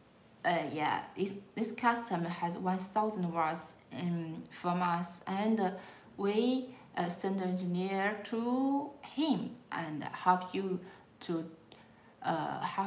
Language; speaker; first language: English; non-native, learner; Chinese